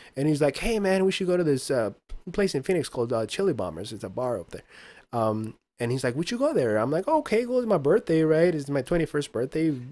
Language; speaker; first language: English; early bilingual, other home language; Spanish